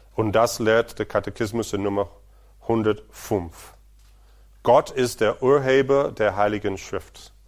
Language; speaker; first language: German; non-native, fluent; Portuguese